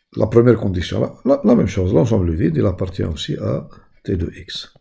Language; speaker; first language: French; non-native, local second language; Arabic